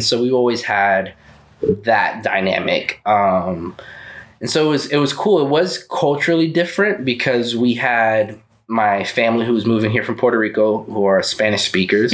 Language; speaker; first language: English; early bilingual, other home language; Spanish